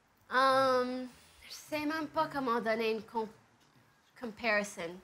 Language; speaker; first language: French; early bilingual, heritage; French